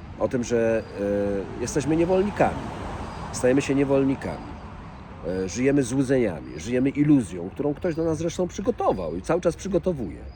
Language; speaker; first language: Polish; native; Polish